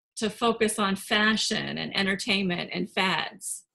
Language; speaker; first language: English; native; English